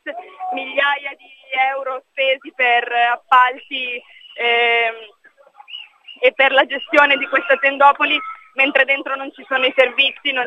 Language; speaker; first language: Italian; native; Italian